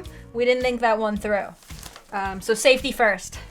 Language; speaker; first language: English; native; English